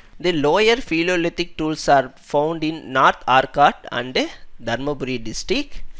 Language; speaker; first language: English; non-native, local second language; Tamil